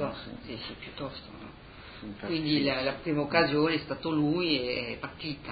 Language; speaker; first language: Italian; early bilingual, heritage; Italian